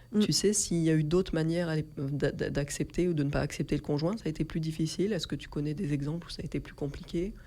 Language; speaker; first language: French; native; French